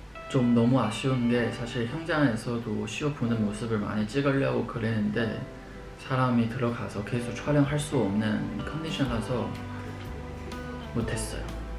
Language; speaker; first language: Korean; non-native, fluent; Chinese